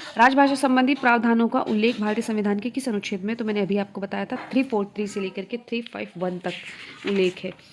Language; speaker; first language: Hindi; native; Hindi